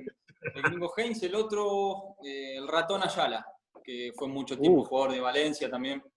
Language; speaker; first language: Spanish; native; Spanish